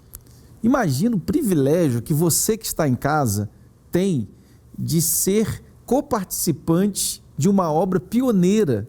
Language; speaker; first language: Portuguese; native; Portuguese